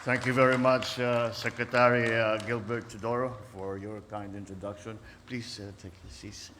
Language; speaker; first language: English; non-native, local second language; Filipino